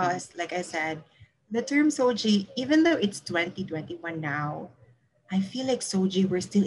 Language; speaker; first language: English; non-native, local second language; Cebuano